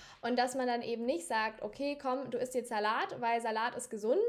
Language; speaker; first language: German; native; German